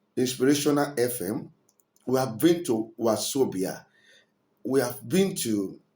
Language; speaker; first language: English; non-native, local second language; Yoruba